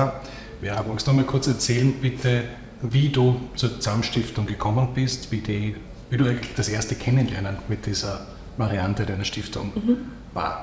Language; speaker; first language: German; native; German